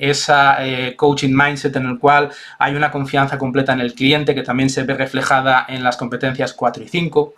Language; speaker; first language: Spanish; native; Spanish